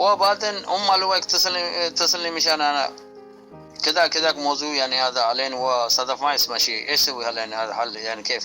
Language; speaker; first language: Arabic; non-native, learner; Urdu